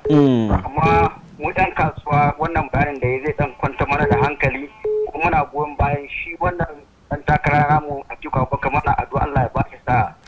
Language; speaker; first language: Hausa; native; Hausa